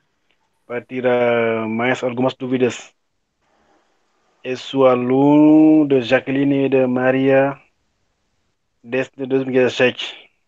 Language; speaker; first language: Portuguese; non-native, learner; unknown